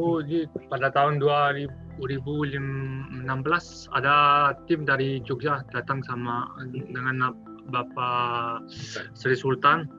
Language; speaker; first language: Indonesian; non-native, learner; French